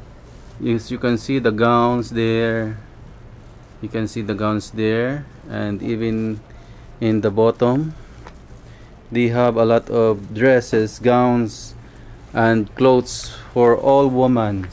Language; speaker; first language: English; non-native, local second language; Filipino